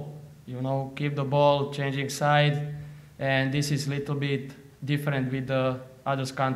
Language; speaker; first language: English; non-native, learner; Slovak